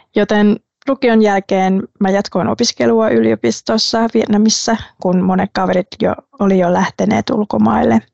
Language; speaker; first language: Finnish; non-native, fluent; Vietnamese